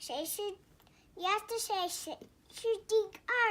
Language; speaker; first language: Chinese; early bilingual, heritage; Chinese